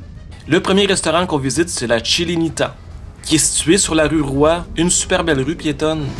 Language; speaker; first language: French; native; French